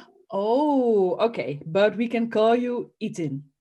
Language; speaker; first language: English; non-native, fluent; Dutch